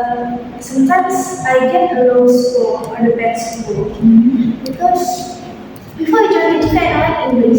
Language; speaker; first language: English; non-native, learner; Indonesian